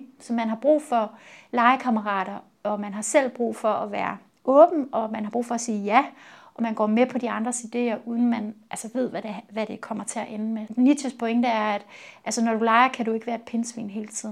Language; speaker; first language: Danish; native; Danish